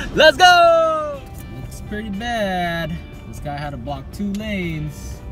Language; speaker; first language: English; native; English